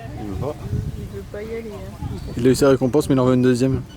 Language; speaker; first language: French; native; French